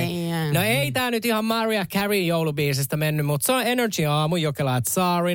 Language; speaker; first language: Finnish; native; Finnish